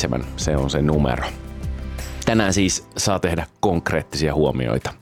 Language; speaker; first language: Finnish; native; Finnish